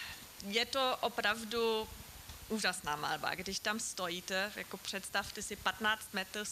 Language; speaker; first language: Czech; non-native, fluent; German